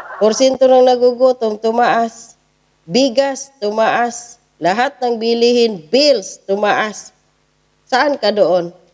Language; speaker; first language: Filipino; native; Filipino